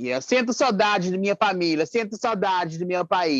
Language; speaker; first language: Portuguese; non-native, fluent; English